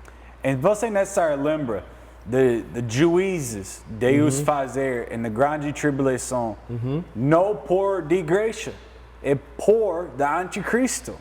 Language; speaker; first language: Portuguese; non-native, learner; English